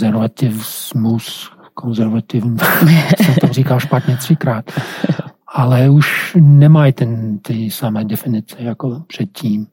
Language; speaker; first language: Czech; non-native, fluent; English